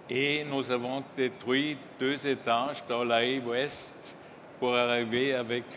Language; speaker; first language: French; non-native, learner; German